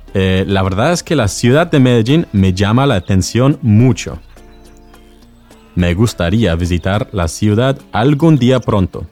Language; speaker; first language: Spanish; non-native, fluent; English